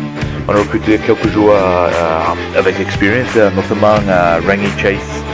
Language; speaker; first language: French; non-native, learner; English